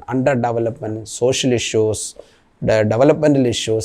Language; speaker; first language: English; non-native, local second language; Malayalam